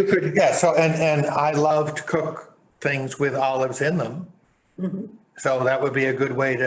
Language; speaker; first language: English; native; English